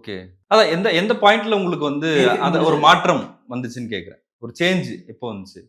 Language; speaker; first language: Tamil; native; Tamil